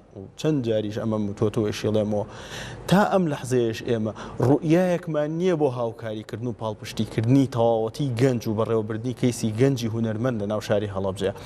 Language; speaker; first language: Central Kurdish; native; Central Kurdish